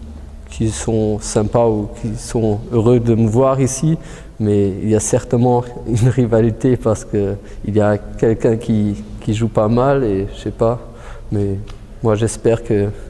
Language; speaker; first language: French; early bilingual, heritage; German